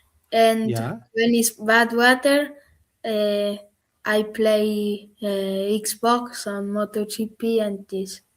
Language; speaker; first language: English; non-native, learner; German